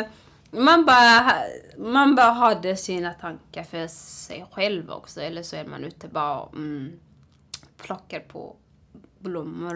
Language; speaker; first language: Swedish; non-native, fluent; Tigrinya